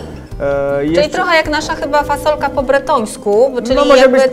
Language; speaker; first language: Polish; native; Polish